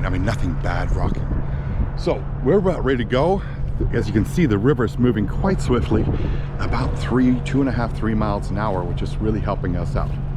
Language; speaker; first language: English; native; English